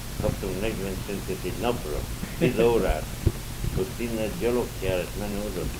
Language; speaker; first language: Hungarian; native; Hungarian